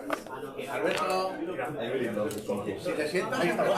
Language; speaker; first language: Spanish; native; Spanish